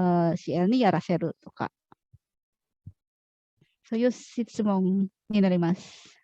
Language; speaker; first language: Japanese; non-native, fluent; Indonesian